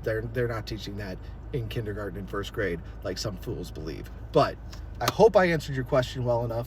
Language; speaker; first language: English; native; English